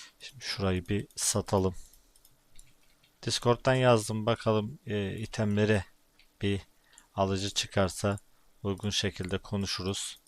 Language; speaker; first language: Turkish; native; Turkish